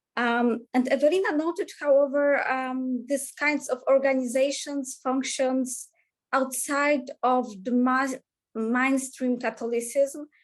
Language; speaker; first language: English; non-native, fluent; Polish